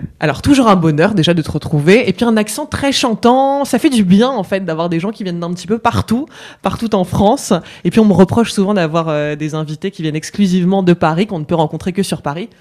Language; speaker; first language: French; native; French